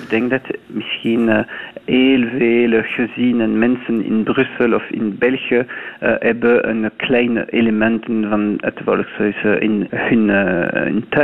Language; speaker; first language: Dutch; non-native, local second language; French